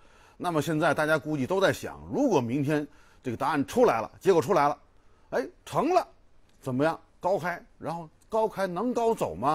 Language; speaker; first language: Chinese; native; Chinese